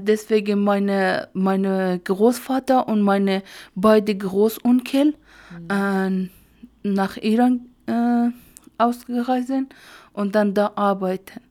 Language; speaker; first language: German; non-native, learner; Persian